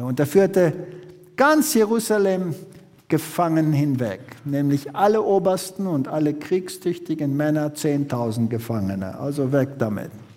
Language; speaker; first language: German; native; German